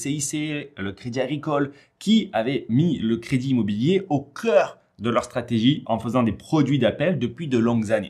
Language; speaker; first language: French; native; French